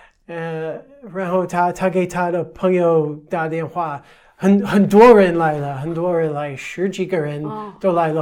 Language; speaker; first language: Chinese; non-native, fluent; English